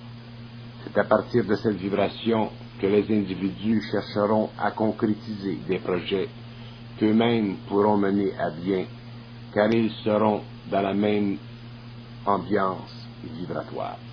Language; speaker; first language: French; native; French